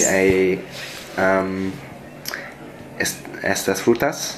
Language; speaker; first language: Spanish; non-native, learner; English